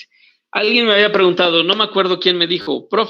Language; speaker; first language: Spanish; native; Spanish